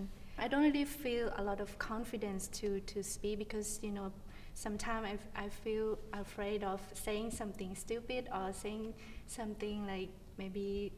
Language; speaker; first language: English; non-native, fluent; Thai